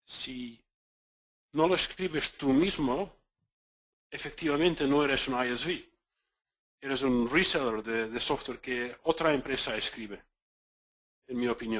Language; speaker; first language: Spanish; non-native, fluent; Dutch